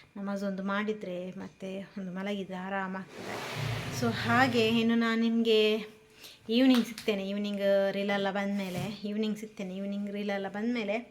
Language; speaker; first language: Kannada; non-native, local second language; Badaga